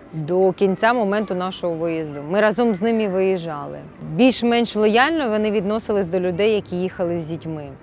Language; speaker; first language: Ukrainian; native; Ukrainian